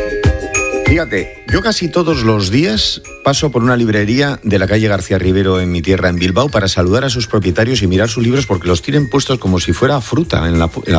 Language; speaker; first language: Spanish; native; Spanish